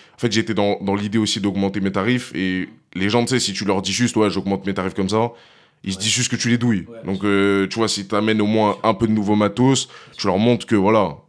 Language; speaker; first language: French; native; French